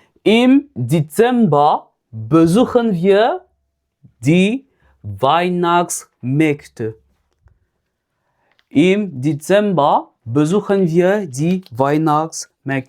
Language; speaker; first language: German; non-native, fluent; French